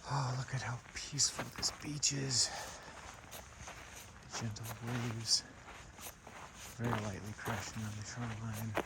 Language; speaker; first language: English; native; English